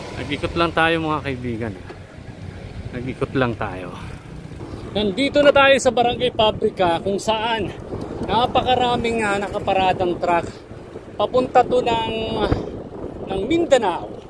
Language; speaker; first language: Filipino; non-native, local second language; Bikol